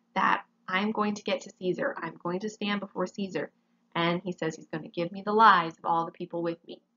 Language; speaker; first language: English; native; English